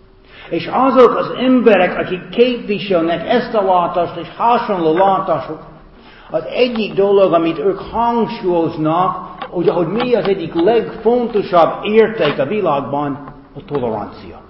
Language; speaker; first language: Hungarian; non-native, fluent; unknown